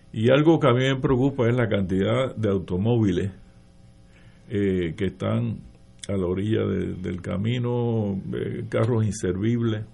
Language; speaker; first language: Spanish; native; Spanish